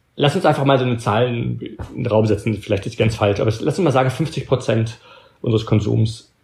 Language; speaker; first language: German; early bilingual, heritage; German